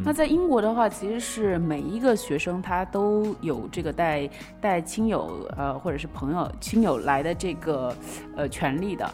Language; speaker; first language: Chinese; native; Chinese